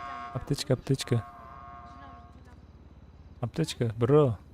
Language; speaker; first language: Russian; non-native, learner; Kara-Kalpak